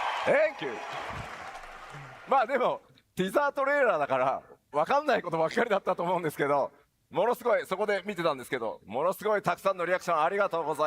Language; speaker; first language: Japanese; native; Japanese